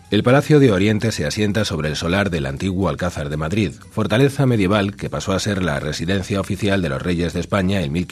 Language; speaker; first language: Spanish; native; Spanish